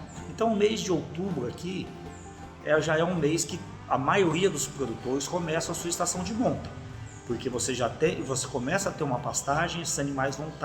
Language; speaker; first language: Portuguese; native; Portuguese